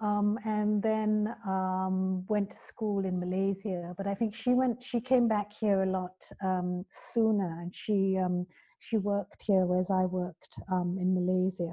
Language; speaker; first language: English; native; English